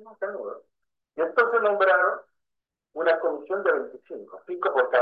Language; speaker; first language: Spanish; native; Spanish